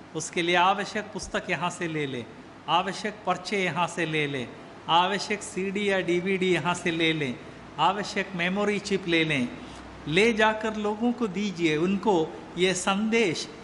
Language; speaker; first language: Hindi; native; Hindi